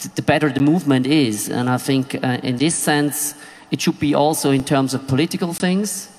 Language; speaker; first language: English; non-native, fluent; Swiss German